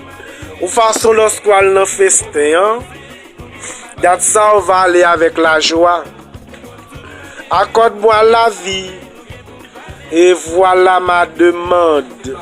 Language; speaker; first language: French; non-native, local second language; Haitian Creole